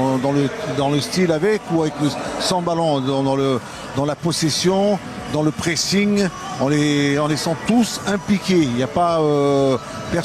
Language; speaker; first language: French; native; French